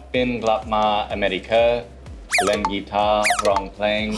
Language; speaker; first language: Thai; non-native, learner; English